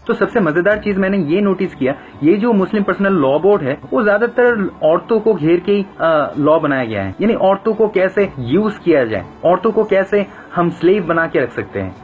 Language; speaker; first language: Hindi; non-native, fluent; Bangla